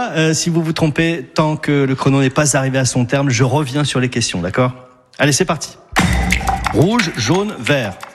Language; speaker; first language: French; native; French